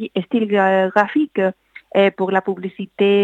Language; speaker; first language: French; non-native, fluent; Spanish